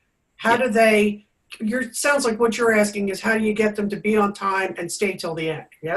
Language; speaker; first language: English; native; English